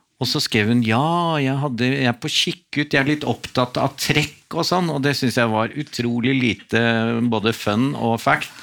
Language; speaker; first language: Norwegian; native; Norwegian